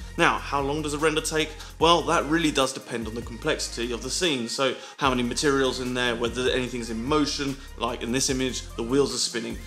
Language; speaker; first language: English; native; English